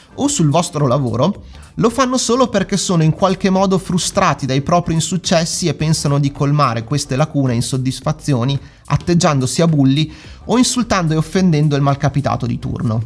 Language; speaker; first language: Italian; native; Italian